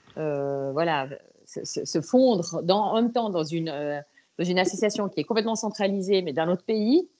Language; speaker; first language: French; native; French